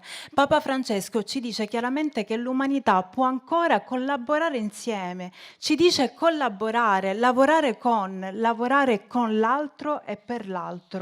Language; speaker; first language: Italian; native; Italian